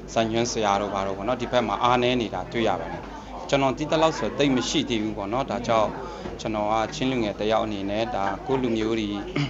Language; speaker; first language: Burmese; non-native, local second language; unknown